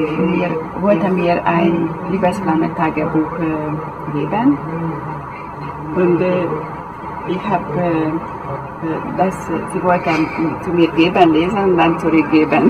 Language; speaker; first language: German; non-native, learner; Hungarian